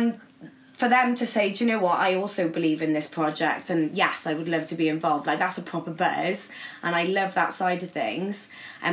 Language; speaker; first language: English; native; English